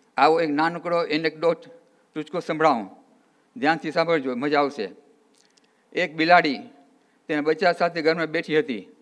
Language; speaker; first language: Gujarati; early bilingual, heritage; Gujarati